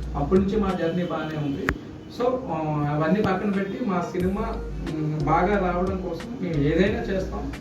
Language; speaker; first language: Telugu; native; Telugu